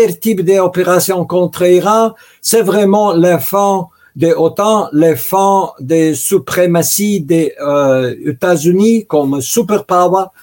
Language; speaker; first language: French; non-native, learner; Russian